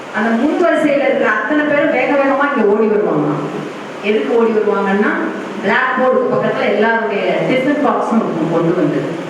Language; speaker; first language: Tamil; native; Tamil